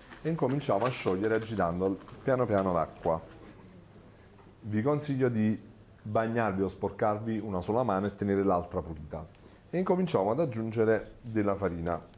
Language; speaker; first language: Italian; native; Italian